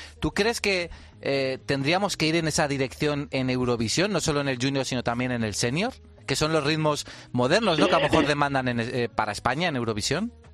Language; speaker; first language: Spanish; native; Spanish